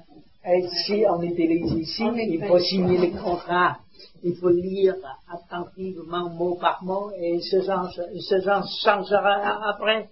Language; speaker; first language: French; non-native, learner; Vietnamese